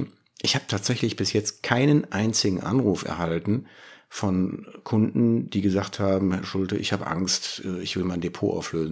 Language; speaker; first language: German; native; German